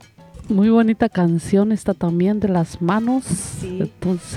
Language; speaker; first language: Spanish; native; Spanish